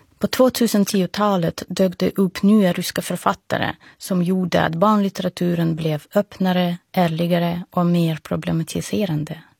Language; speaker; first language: Swedish; non-native, fluent; Russian